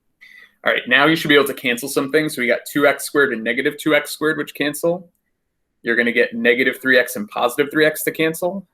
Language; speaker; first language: English; native; English